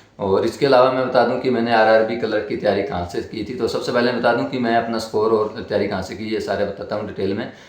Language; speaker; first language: Hindi; native; Hindi